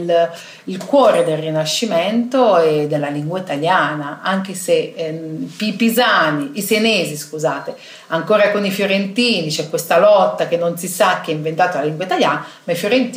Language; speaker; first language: Italian; native; Italian